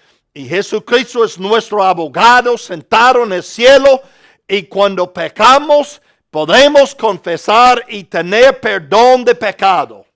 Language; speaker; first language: Spanish; non-native, fluent; English